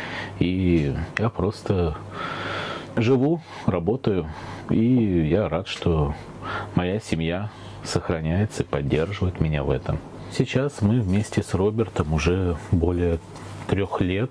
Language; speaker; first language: Russian; native; Russian